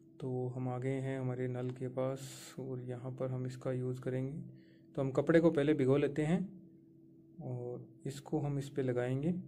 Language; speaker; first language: Hindi; native; Hindi